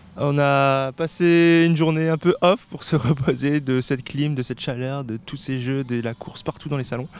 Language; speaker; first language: French; native; French